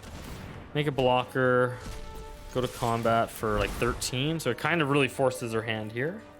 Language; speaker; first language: English; native; English